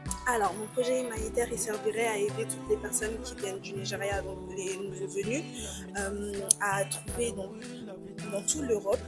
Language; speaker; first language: French; early bilingual, other home language; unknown